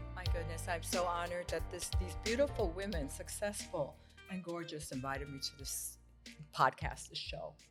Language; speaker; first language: English; early bilingual, other home language; Spanish